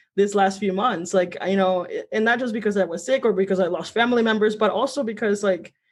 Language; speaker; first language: English; early bilingual, other home language; Spanish